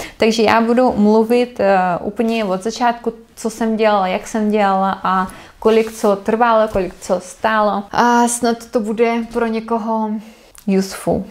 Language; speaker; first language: Czech; non-native, fluent; Russian